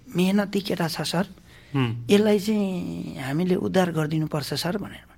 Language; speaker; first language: Nepali; non-native, local second language; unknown